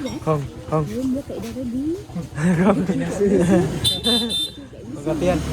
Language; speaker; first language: Vietnamese; non-native, learner; Thai